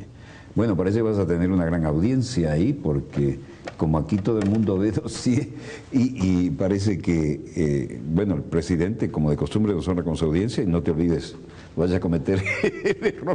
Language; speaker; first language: Spanish; native; Spanish